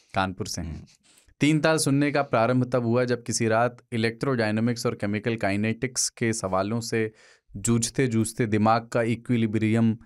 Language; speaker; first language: Hindi; native; Hindi